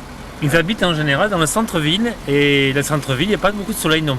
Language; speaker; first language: French; native; French